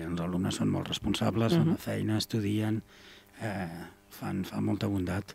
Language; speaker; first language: Catalan; native; Catalan